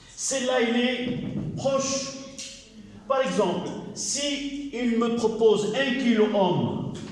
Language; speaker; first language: French; non-native, local second language; Arabic